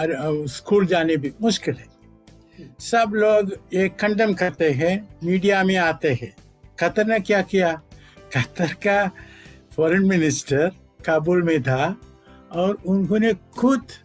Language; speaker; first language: Hindi; non-native, local second language; Malayalam